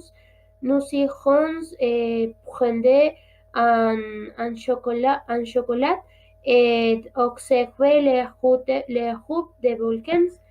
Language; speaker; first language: French; non-native, learner; Spanish